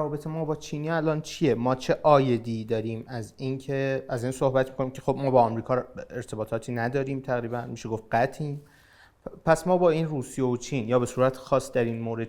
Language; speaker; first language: Persian; native; Persian